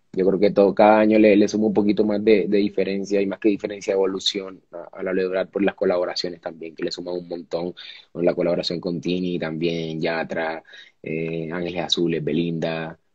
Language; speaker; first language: Spanish; native; Spanish